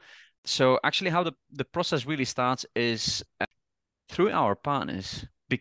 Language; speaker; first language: English; non-native, fluent; Dutch